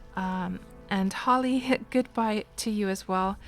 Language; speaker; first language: English; non-native, fluent; Finnish